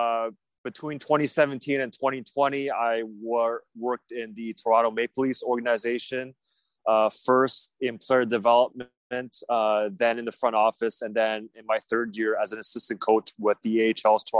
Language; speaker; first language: English; native; English